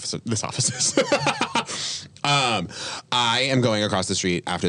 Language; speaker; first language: English; native; English